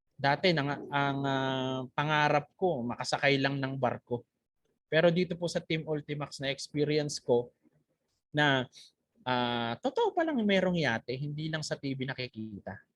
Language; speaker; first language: Filipino; native; Filipino